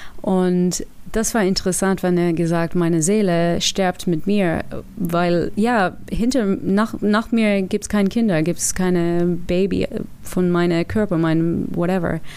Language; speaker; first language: German; non-native, learner; English